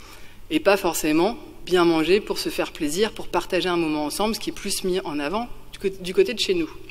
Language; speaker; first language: French; native; French